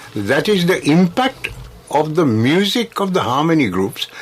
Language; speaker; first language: English; non-native, local second language; Sinhala